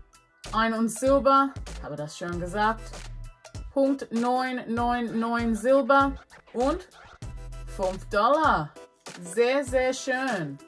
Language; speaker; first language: German; non-native, learner; English